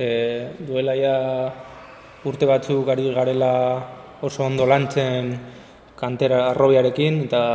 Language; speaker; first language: Basque; non-native, local second language; Spanish